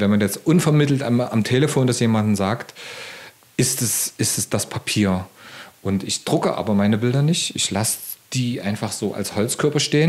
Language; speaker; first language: German; native; German